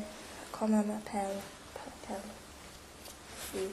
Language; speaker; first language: French; non-native, learner; English